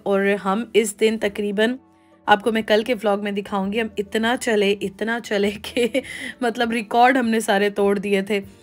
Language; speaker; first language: Urdu; native; Urdu